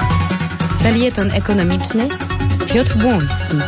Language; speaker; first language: Polish; native; Polish